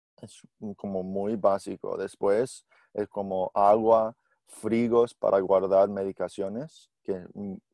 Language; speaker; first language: Spanish; non-native, learner; English